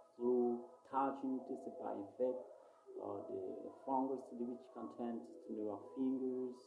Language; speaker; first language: English; non-native, local second language; Swahili